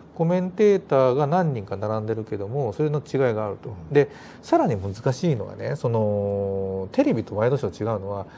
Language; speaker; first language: Japanese; native; Japanese